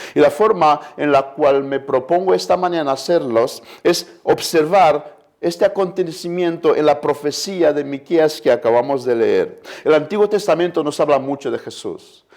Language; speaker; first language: Spanish; non-native, fluent; Romanian